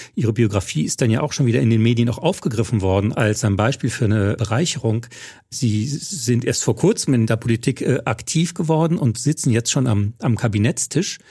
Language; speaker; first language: German; native; German